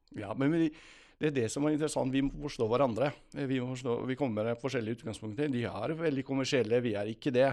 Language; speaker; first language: Norwegian; non-native, fluent; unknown